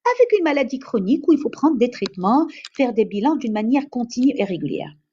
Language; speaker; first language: French; non-native, local second language; Arabic